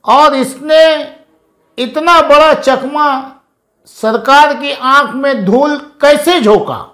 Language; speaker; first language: Hindi; non-native, local second language; Urdu